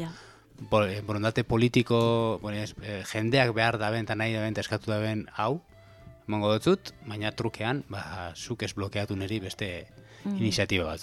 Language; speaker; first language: Basque; native; Basque